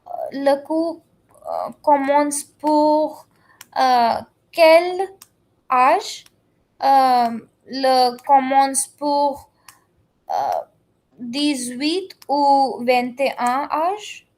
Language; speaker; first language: French; non-native, learner; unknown